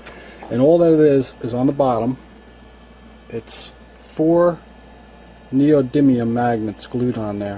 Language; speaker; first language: English; native; English